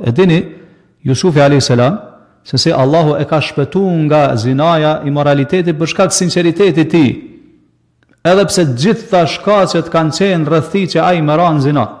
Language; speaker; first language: Albanian; native; Albanian